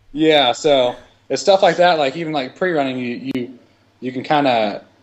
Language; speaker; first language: English; native; English